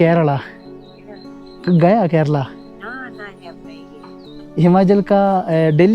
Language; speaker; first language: Hindi; non-native, local second language; Malayalam